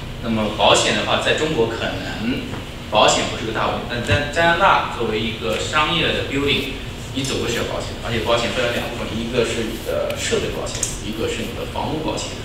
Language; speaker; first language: Chinese; native; Chinese